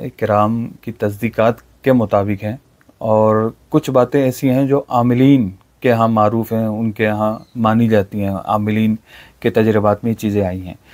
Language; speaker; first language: Urdu; native; Urdu